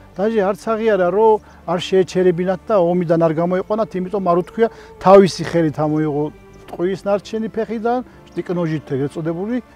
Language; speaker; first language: Georgian; non-native, local second language; Svan